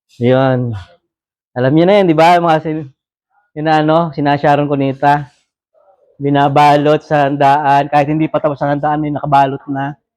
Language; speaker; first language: Filipino; native; Filipino